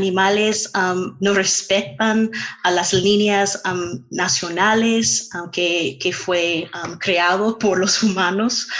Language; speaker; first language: Spanish; non-native, fluent; English